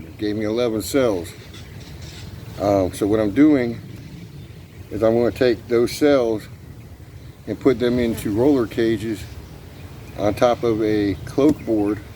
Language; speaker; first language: English; native; English